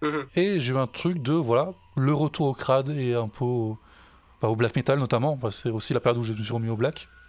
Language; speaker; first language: French; native; French